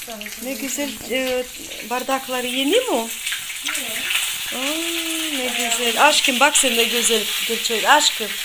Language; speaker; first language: Turkish; non-native, learner; Russian